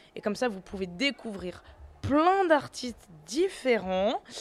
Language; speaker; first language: French; native; French